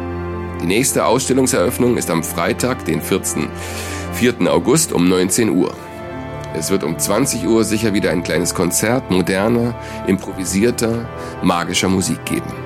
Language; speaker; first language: German; native; German